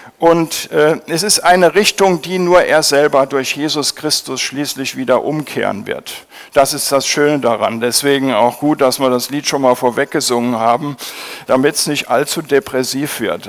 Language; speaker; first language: German; native; German